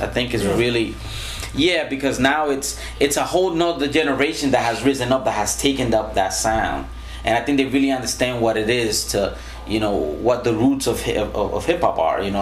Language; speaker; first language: English; early bilingual, other home language; Spanish